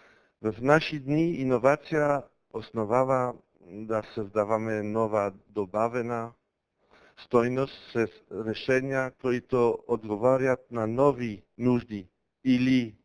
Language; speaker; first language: Bulgarian; non-native, learner; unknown